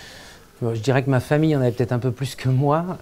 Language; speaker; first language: French; native; French